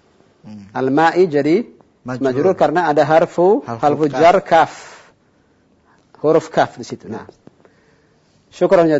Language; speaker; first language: Indonesian; native; Indonesian